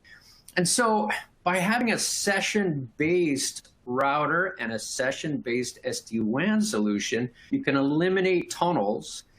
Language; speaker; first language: English; native; English